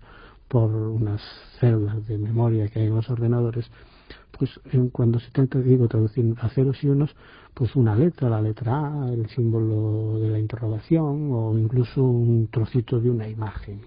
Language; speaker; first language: Spanish; native; Spanish